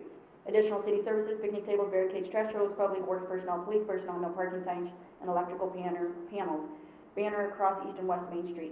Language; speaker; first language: English; native; English